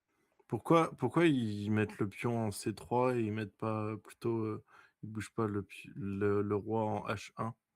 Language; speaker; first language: French; native; French